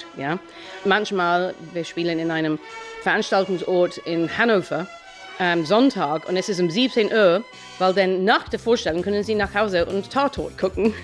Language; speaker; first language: German; non-native, fluent; English